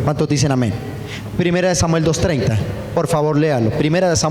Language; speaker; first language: Spanish; native; Spanish